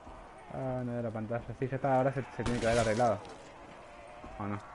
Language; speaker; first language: Spanish; native; Spanish